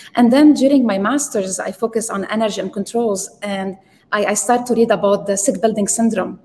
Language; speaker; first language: English; non-native, fluent; Arabic